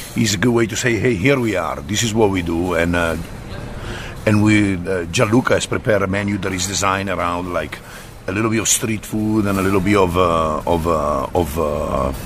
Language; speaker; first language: English; non-native, fluent; Italian